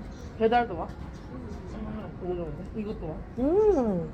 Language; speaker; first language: Korean; non-native, fluent; Azerbaijani